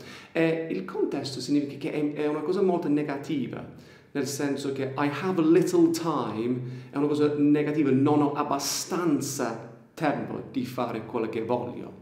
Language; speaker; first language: Italian; non-native, fluent; English